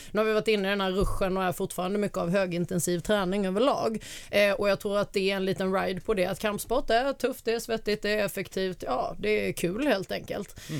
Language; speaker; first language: Swedish; native; Swedish